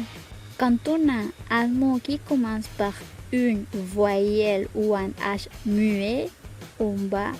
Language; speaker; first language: French; non-native, fluent; Spanish